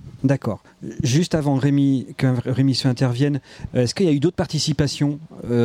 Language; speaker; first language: French; native; French